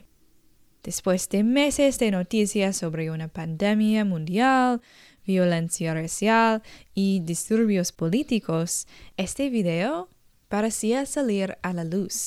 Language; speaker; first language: Spanish; non-native, learner; English